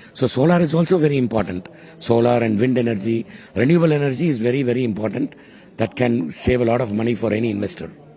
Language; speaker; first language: English; non-native, local second language; Tamil